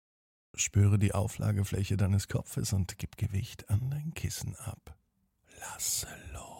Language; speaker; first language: German; native; German